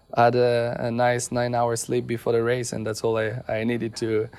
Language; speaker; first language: English; non-native, fluent; French